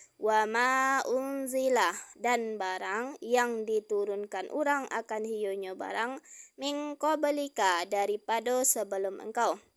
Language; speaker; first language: Malay; non-native, local second language; Minangkabau